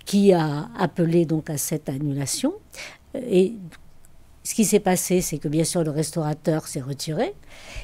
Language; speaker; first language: French; native; French